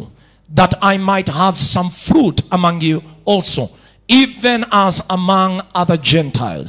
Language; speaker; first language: English; non-native, local second language; Swahili